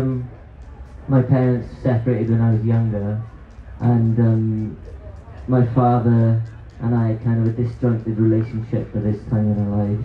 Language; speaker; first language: English; native; English